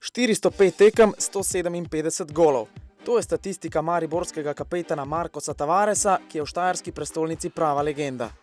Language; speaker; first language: Slovenian; native; Slovenian